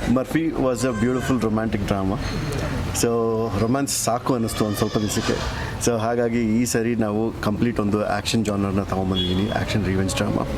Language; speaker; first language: Kannada; native; Kannada